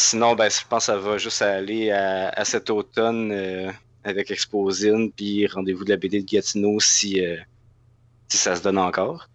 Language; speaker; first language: French; native; French